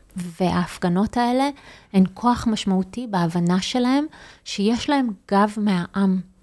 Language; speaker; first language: Hebrew; native; Hebrew